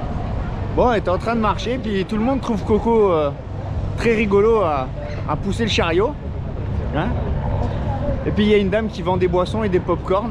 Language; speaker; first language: French; native; French